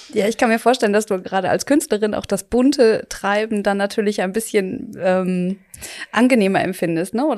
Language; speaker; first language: German; native; German